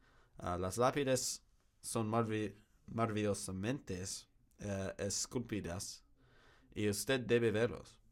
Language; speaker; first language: Spanish; non-native, learner; English